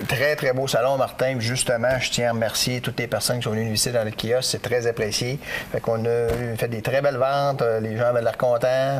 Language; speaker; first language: French; native; French